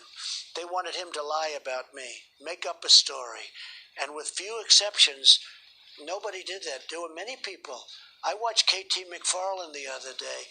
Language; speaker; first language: English; native; English